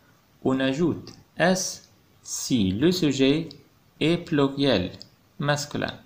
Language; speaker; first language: French; non-native, fluent; Arabic